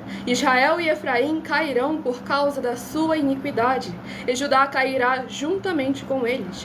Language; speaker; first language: Portuguese; native; Portuguese